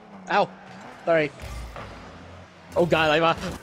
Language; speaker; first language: Spanish; early bilingual, heritage; Spanish